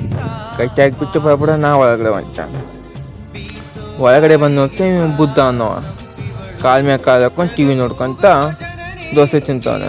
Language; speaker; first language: Kannada; native; Kannada